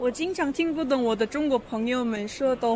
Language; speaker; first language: Chinese; non-native, learner; Korean